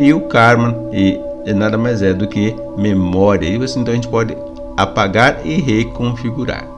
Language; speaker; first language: Portuguese; native; Portuguese